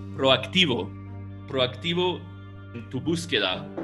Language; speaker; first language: Spanish; non-native, fluent; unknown